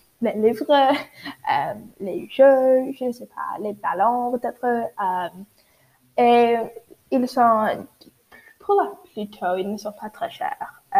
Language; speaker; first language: French; non-native, learner; English